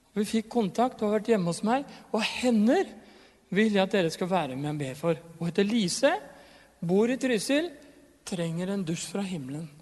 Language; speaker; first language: Norwegian; native; Norwegian